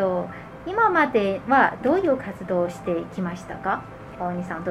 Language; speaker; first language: Japanese; non-native, fluent; Chinese